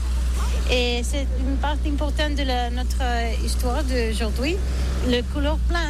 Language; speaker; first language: French; non-native, learner; Catalan